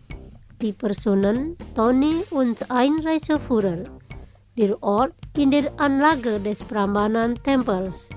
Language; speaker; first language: German; non-native, fluent; Indonesian